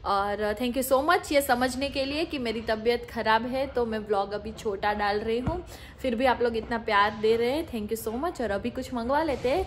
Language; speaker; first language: Hindi; non-native, local second language; Gujarati